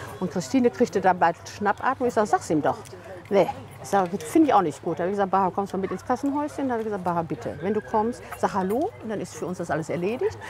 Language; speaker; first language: German; native; German